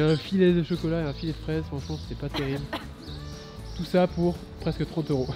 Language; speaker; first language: French; native; French